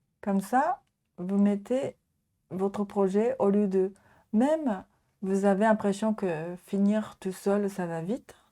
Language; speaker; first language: French; non-native, learner; Japanese